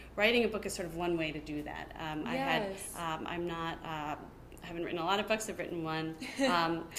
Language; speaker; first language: English; native; English